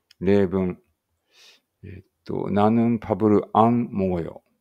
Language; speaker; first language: Japanese; native; Japanese